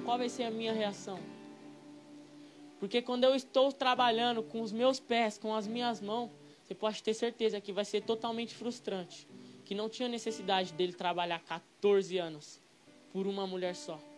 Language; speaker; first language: Portuguese; native; Portuguese